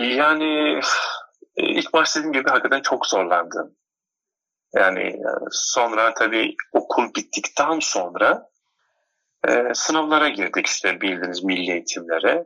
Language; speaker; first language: Turkish; non-native, local second language; Turoyo